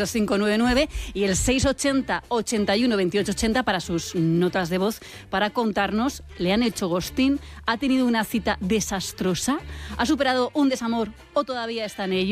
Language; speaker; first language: Spanish; native; Spanish